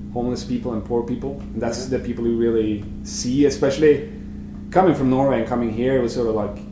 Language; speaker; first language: English; non-native, fluent; Norwegian